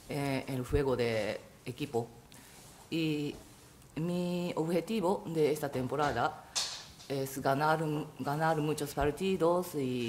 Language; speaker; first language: Spanish; non-native, fluent; Japanese